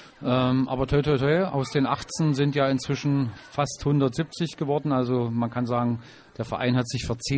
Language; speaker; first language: German; native; German